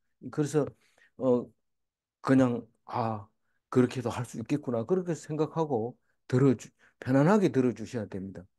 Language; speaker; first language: Korean; native; Korean